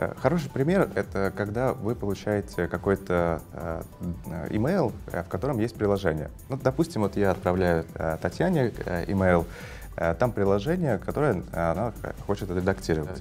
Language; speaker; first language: Russian; native; Russian